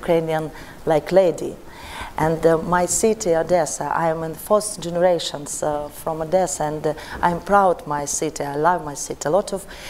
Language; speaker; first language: English; non-native, learner; Ukrainian